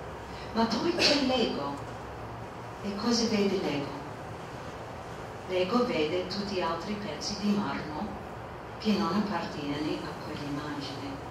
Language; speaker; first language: Italian; non-native, fluent; English